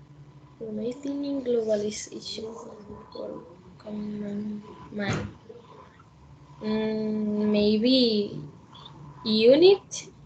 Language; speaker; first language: English; non-native, learner; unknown